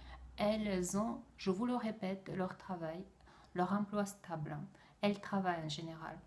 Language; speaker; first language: French; non-native, fluent; Russian